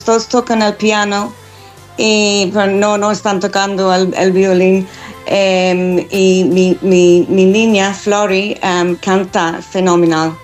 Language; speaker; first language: Spanish; non-native, fluent; English